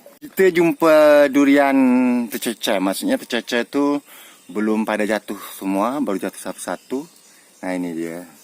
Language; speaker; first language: Malay; non-native, local second language; Achinese